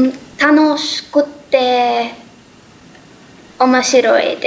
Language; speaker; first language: Japanese; non-native, learner; English